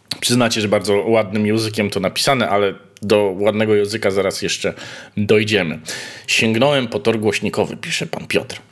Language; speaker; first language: Polish; native; Polish